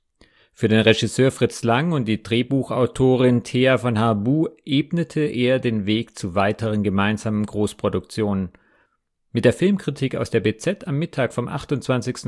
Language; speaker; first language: German; native; German